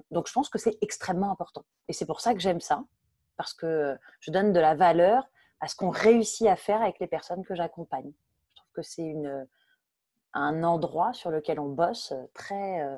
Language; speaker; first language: French; native; French